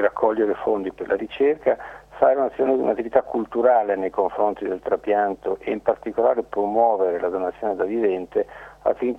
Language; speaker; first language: Italian; native; Italian